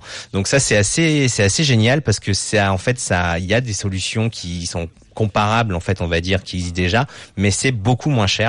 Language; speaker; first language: French; native; French